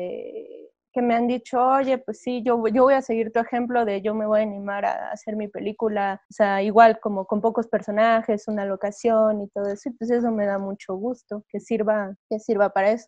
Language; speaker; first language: Spanish; native; Spanish